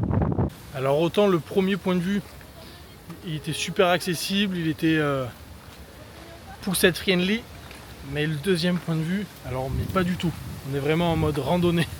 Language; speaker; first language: French; native; French